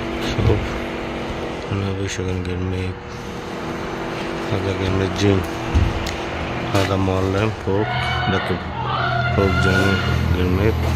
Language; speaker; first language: Arabic; non-native, learner; Bangla